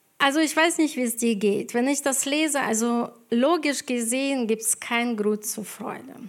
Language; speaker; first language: German; non-native, fluent; Ukrainian